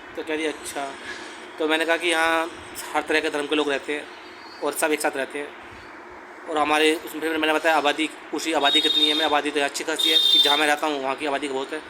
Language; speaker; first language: Hindi; native; Hindi